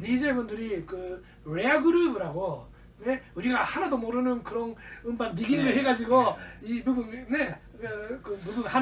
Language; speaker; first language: Korean; non-native, learner; Japanese